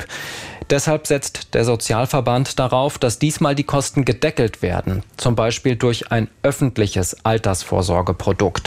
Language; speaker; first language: German; native; German